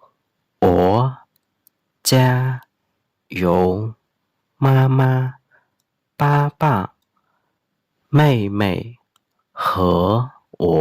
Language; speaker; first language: Chinese; non-native, fluent; Khmer